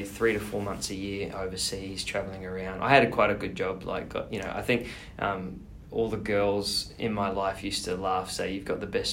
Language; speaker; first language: English; native; English